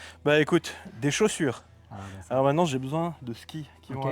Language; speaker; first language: French; native; French